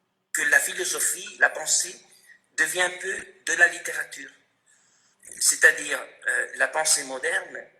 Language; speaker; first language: French; non-native, fluent; Spanish